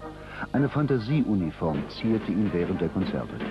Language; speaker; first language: German; native; German